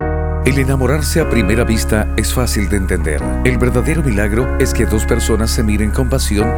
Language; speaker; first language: Spanish; native; Spanish